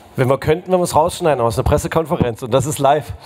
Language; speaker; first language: German; native; German